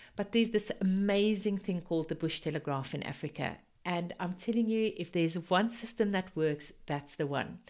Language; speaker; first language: English; non-native, local second language; Afrikaans